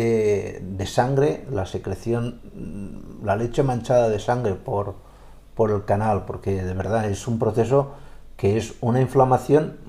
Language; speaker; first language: Spanish; native; Spanish